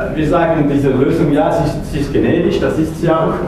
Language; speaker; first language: German; non-native, fluent; French